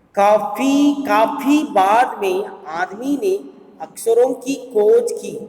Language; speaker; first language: Hindi; non-native, local second language; Kannada